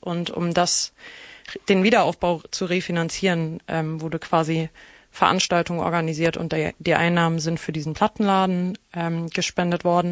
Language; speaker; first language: German; native; German